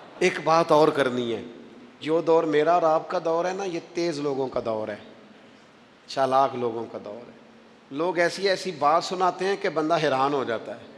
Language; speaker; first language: Urdu; non-native, local second language; Punjabi